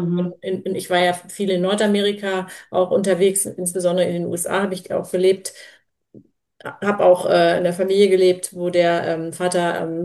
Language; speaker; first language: German; native; German